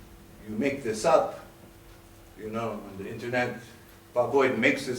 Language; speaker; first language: English; non-native, learner; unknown